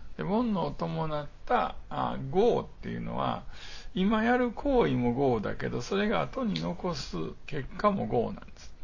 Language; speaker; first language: Japanese; native; Japanese